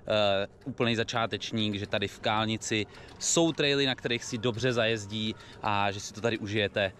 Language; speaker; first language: Czech; native; Czech